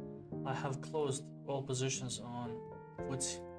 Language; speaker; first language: English; non-native, fluent; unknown